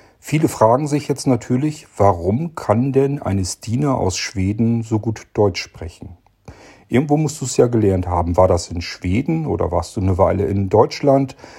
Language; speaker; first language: German; native; German